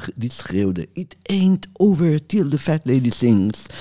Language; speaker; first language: Dutch; non-native, fluent; Hebrew